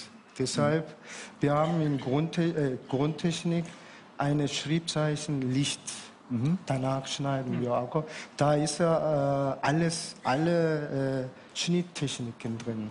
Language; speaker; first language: German; non-native, learner; Korean